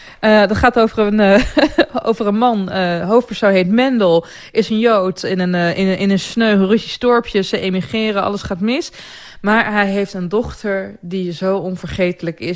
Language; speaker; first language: Dutch; native; Dutch